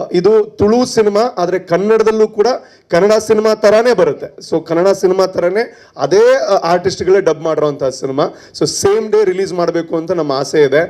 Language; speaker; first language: Kannada; non-native, local second language; Tulu